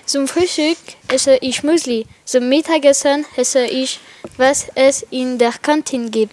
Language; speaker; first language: German; non-native, learner; French